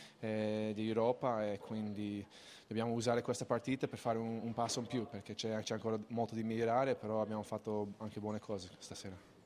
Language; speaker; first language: Italian; non-native, fluent; English